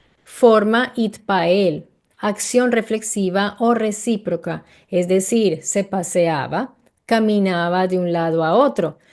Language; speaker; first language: Spanish; native; Spanish